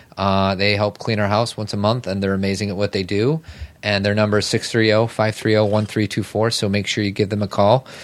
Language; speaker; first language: English; native; English